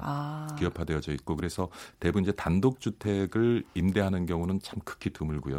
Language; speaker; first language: Korean; native; Korean